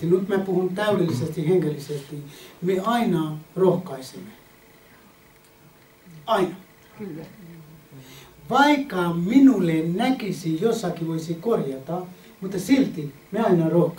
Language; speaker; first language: Finnish; non-native, fluent; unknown